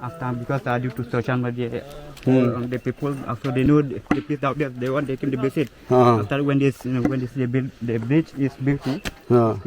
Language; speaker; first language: English; non-native, local second language; Khasi